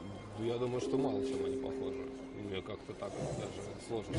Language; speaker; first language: Russian; native; Russian